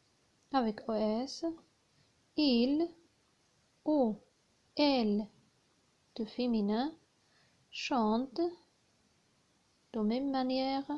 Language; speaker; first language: French; non-native, learner; Arabic